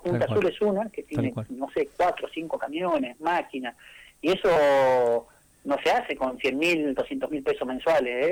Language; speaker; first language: Spanish; native; Spanish